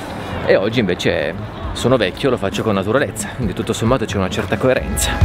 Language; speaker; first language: Italian; native; Italian